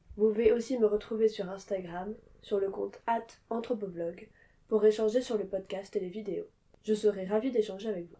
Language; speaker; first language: French; native; French